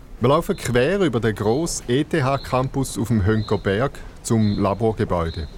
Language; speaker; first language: German; native; German